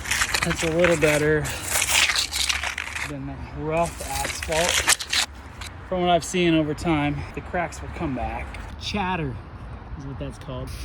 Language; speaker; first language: English; native; English